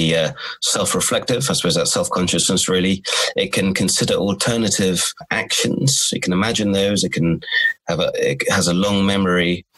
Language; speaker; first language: English; native; English